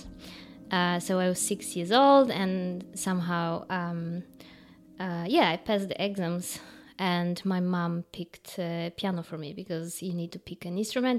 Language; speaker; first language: English; non-native, fluent; Polish